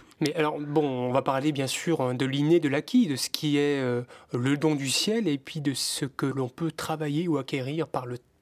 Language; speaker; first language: French; native; French